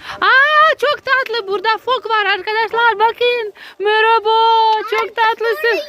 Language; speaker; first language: Turkish; non-native, learner; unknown